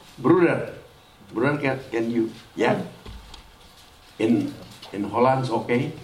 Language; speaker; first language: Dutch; non-native, learner; Indonesian